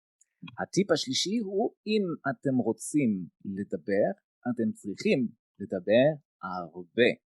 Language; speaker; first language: Hebrew; non-native, fluent; French